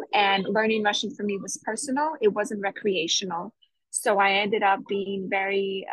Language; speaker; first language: English; native; English